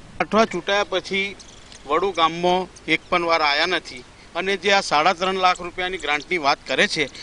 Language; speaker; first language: Gujarati; native; Gujarati